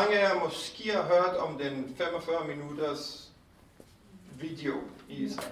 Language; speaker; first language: Danish; non-native, fluent; Hebrew